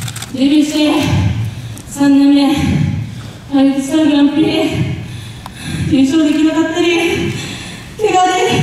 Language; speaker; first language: Japanese; native; Japanese